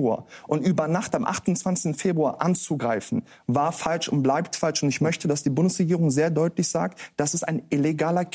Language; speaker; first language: German; native; German